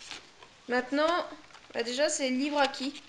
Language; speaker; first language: French; native; French